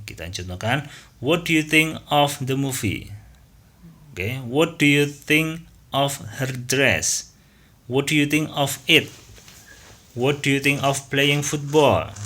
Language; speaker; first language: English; non-native, fluent; Indonesian